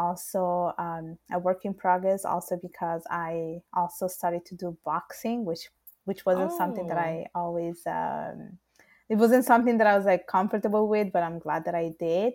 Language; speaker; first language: English; non-native, fluent; Italian